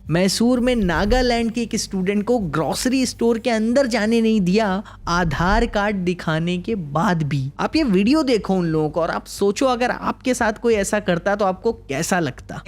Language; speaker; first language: Hindi; native; Hindi